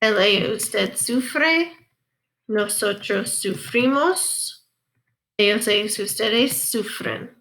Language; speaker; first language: Spanish; non-native, fluent; English